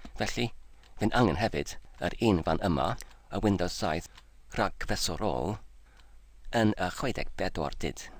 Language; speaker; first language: Welsh; non-native, fluent; English